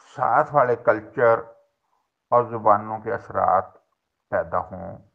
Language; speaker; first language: Urdu; non-native, local second language; Haryanvi